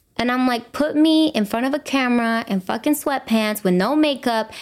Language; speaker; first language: English; early bilingual, other home language; Spanish